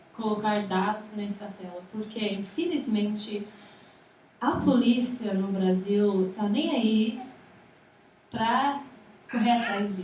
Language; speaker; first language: Portuguese; non-native, fluent; English